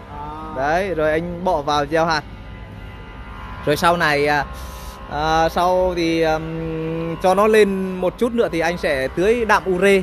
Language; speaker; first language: Vietnamese; native; Vietnamese